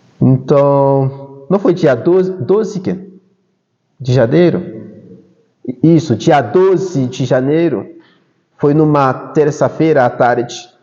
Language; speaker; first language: Portuguese; non-native, fluent; Haitian Creole